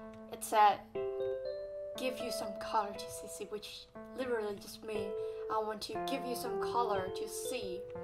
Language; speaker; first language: English; non-native, fluent; Chinese